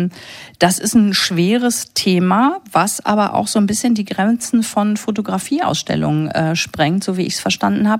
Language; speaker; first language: German; native; German